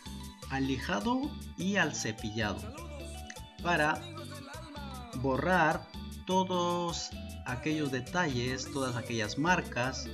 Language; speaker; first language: Spanish; native; Spanish